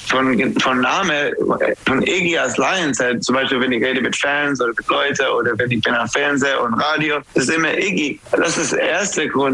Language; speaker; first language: German; non-native, learner; English